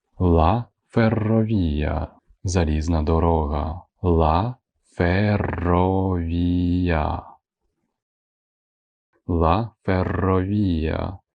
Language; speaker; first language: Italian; non-native, fluent; Ukrainian